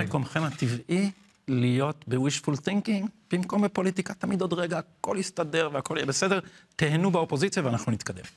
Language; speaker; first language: Hebrew; native; Hebrew